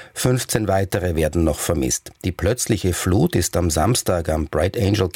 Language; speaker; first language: German; native; German